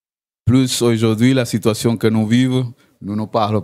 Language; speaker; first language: French; non-native, learner; Spanish